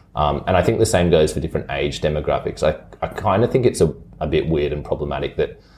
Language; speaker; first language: English; native; English